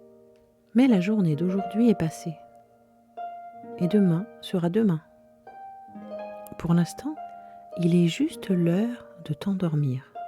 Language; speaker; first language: French; native; French